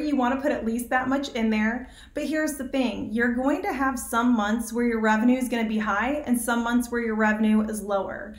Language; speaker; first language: English; native; English